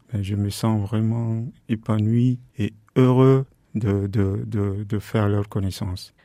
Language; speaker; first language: French; non-native, local second language; Fula